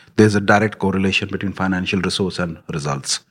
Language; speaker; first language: English; non-native, local second language; Punjabi